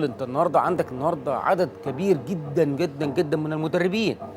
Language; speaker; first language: Arabic; native; Arabic